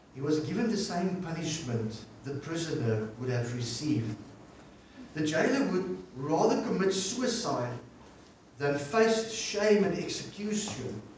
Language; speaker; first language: English; non-native, local second language; Afrikaans